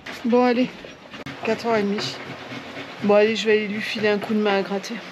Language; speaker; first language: French; native; French